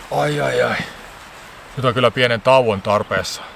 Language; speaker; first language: Finnish; native; Finnish